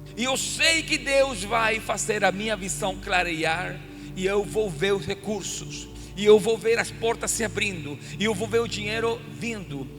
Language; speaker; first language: Portuguese; non-native, fluent; Spanish